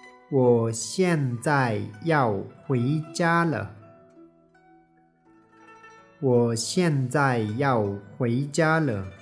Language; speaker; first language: Chinese; non-native, fluent; Tibetan